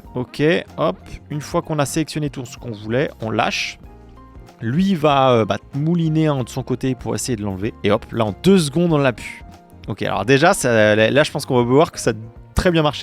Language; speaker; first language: French; native; French